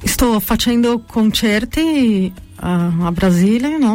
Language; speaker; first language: Italian; non-native, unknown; Portuguese